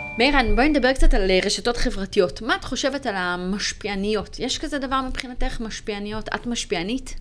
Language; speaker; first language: Hebrew; native; Hebrew